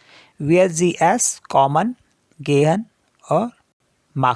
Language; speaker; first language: German; non-native, learner; Hindi